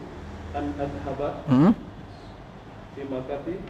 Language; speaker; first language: Arabic; non-native, learner; Indonesian